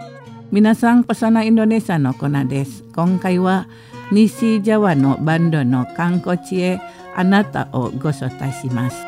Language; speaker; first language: Japanese; non-native, fluent; Indonesian